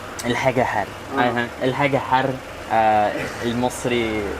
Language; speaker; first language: Arabic; non-native, learner; English